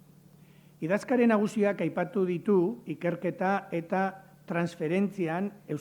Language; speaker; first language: Basque; native; Basque